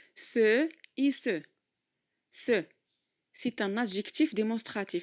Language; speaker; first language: French; non-native, local second language; Arabic